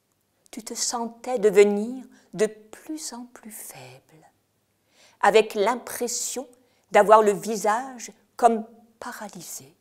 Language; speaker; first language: French; native; French